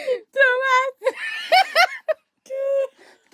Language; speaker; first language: French; native; French